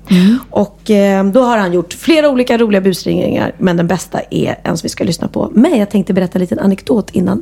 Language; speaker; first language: Swedish; native; Swedish